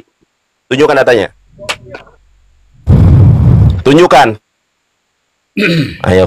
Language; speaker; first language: Indonesian; native; Indonesian